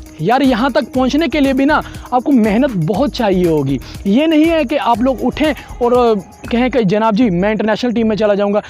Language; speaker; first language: Urdu; non-native, local second language; Punjabi